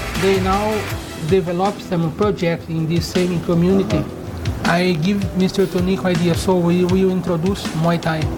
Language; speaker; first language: English; non-native, learner; Portuguese